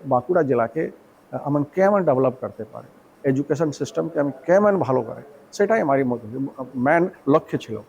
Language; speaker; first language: Bangla; non-native, local second language; Hindi